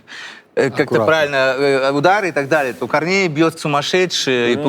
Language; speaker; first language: Russian; native; Russian